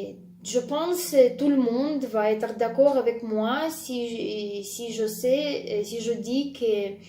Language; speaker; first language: French; non-native, fluent; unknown